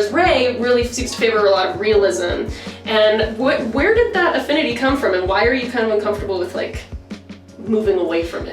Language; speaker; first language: English; native; English